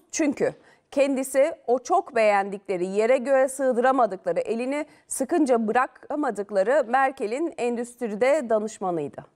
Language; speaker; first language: Turkish; native; Turkish